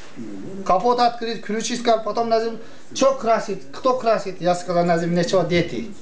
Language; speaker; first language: Russian; non-native, learner; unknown